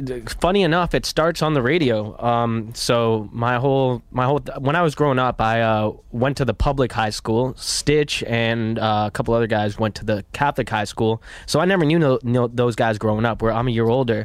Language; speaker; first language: English; native; English